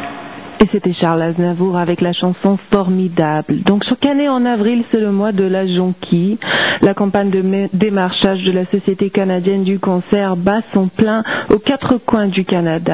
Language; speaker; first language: French; native; French